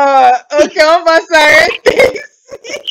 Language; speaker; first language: French; non-native, fluent; English